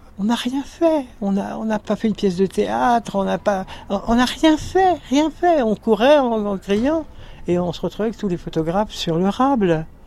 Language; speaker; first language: French; native; French